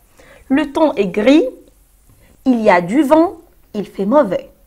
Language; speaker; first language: French; non-native, fluent; Arabic